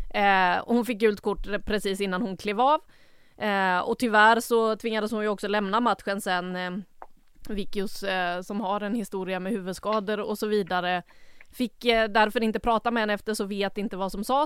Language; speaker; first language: Swedish; native; Swedish